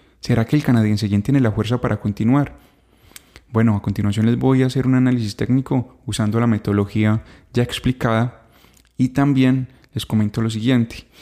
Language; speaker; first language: Spanish; native; Spanish